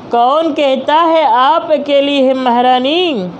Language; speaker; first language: Hindi; non-native, local second language; Telugu